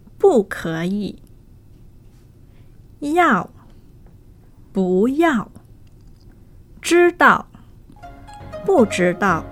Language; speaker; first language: Chinese; non-native, fluent; Thai